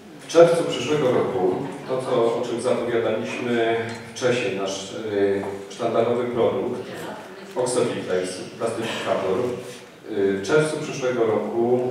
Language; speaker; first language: Polish; native; Polish